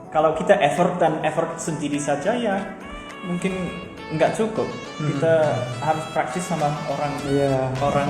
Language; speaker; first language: Indonesian; non-native, fluent; English